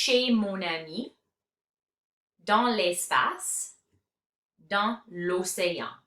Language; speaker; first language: French; non-native, fluent; English